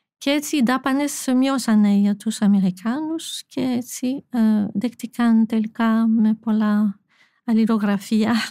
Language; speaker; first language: Greek; non-native, fluent; French